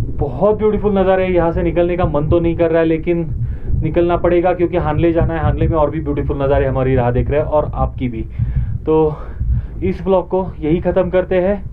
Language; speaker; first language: Hindi; non-native, local second language; Marathi